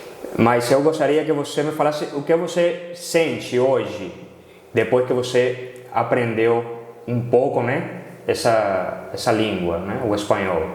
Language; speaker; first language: Portuguese; non-native, fluent; Spanish